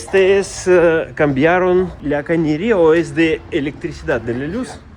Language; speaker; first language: Spanish; non-native, learner; Russian